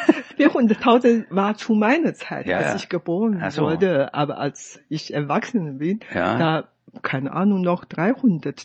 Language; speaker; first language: German; non-native, fluent; Chinese